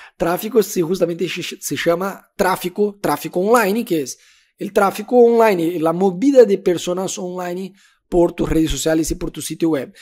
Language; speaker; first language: Spanish; non-native, fluent; Portuguese